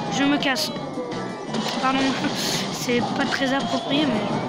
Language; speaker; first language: French; native; French